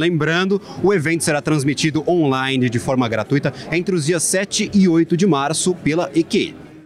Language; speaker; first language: Portuguese; native; Portuguese